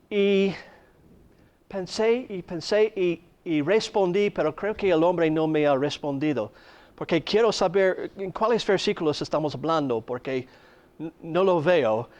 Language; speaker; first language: Spanish; non-native, fluent; English